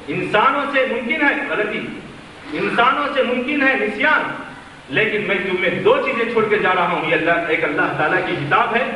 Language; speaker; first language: Urdu; native; Urdu